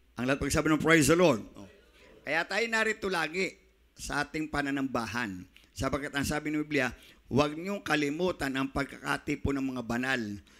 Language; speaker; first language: Filipino; native; Filipino